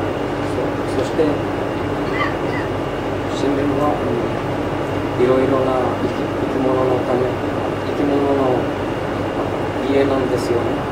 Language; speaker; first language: Japanese; non-native, learner; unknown